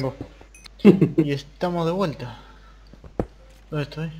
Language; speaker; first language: Spanish; native; Spanish